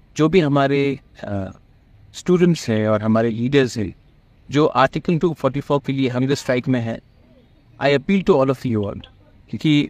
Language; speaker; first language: Hindi; non-native, local second language; Kok Borok